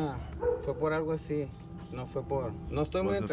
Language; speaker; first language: Spanish; native; Spanish